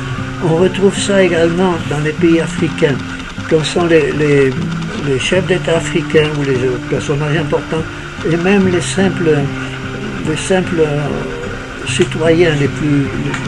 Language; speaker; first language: French; native; French